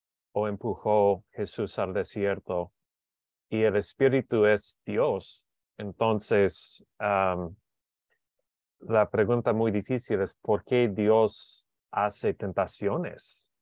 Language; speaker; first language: Spanish; non-native, learner; English